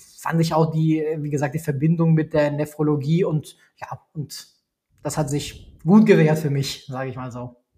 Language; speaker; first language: German; non-native, fluent; Albanian